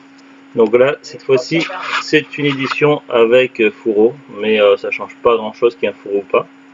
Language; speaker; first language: French; native; French